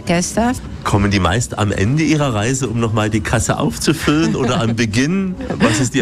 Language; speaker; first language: German; native; German